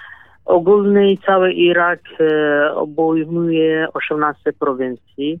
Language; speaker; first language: Polish; non-native, learner; Kurdish